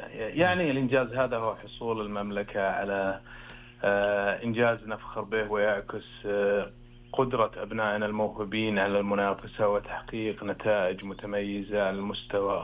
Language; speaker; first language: Arabic; native; Arabic